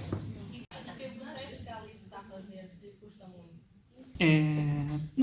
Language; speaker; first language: Portuguese; native; Portuguese